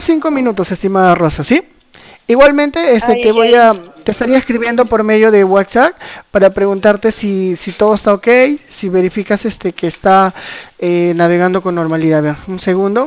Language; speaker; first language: Spanish; native; Spanish